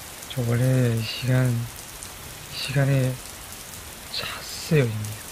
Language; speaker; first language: Korean; non-native, learner; Chinese